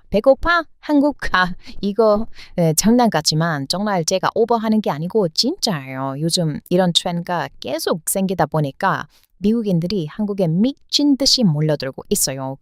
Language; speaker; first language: Korean; non-native, fluent; English